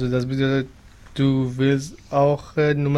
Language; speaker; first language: German; non-native, learner; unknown